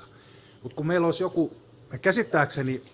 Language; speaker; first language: Finnish; native; Finnish